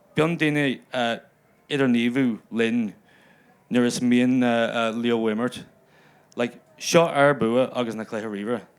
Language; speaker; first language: Irish; non-native, local second language; English